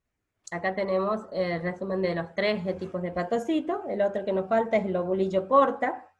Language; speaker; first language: Spanish; native; Spanish